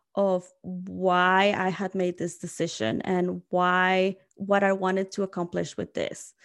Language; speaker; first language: English; non-native, fluent; Spanish